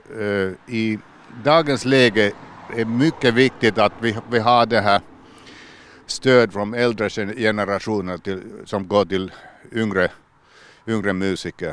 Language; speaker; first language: Swedish; non-native, local second language; Finnish